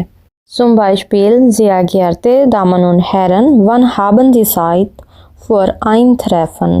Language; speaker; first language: German; non-native, fluent; Urdu